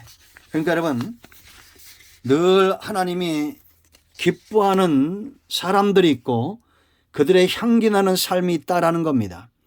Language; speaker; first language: Korean; native; Korean